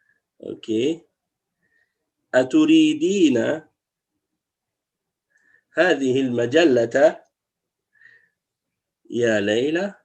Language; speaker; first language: Arabic; non-native, fluent; French